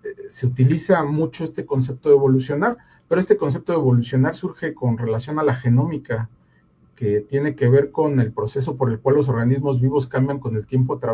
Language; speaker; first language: Spanish; native; Spanish